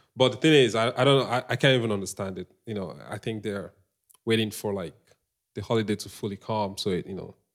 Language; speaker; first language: English; non-native, local second language; Igbo